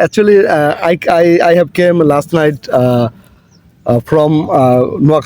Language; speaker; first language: English; non-native, learner; Bangla